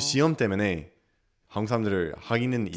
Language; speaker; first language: Korean; non-native, learner; English